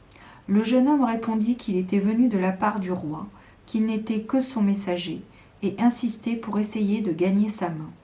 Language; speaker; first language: French; native; French